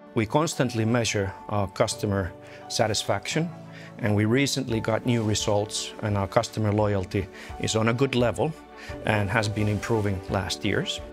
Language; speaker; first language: English; non-native, fluent; Finnish